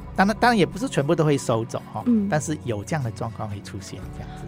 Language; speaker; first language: Chinese; non-native, local second language; Hakka Chinese